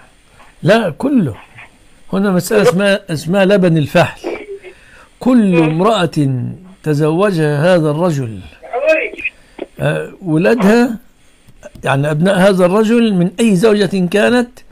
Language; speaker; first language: Arabic; native; Arabic